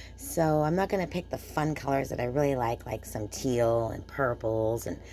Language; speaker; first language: English; native; English